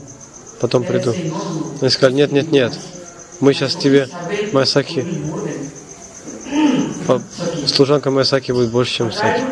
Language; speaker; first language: Russian; non-native, fluent; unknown